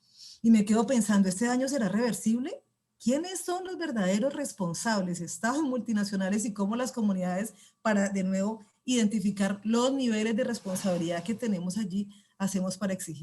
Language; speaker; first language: Spanish; native; Spanish